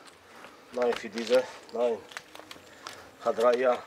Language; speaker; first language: German; non-native, learner; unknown